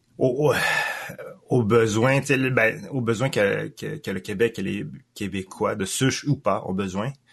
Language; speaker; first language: French; early bilingual, other home language; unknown